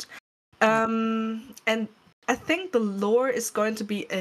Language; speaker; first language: English; non-native, fluent; German